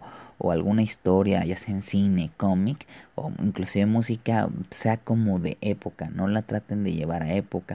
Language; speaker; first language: Spanish; native; Spanish